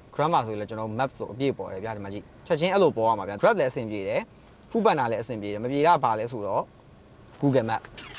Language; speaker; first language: Burmese; native; Burmese